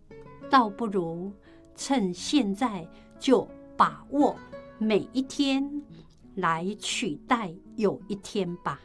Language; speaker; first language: Chinese; native; Chinese